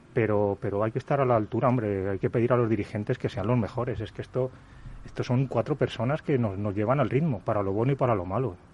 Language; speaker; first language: Spanish; native; Spanish